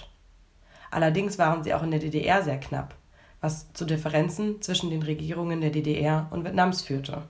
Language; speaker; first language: German; native; German